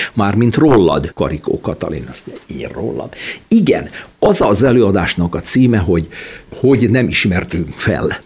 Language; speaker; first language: Hungarian; native; Hungarian